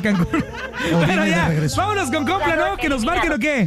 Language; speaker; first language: Spanish; native; Spanish